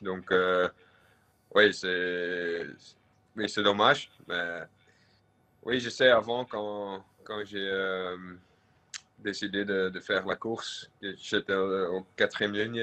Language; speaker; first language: French; non-native, local second language; Dutch